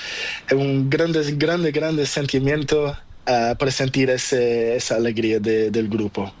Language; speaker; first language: Spanish; non-native, learner; Portuguese